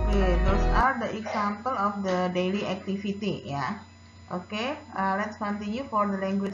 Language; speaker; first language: English; non-native, fluent; Indonesian